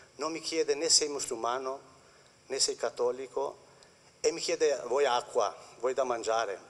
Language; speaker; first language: Italian; non-native, fluent; Albanian